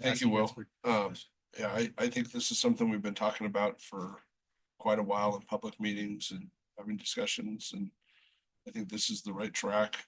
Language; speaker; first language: English; native; English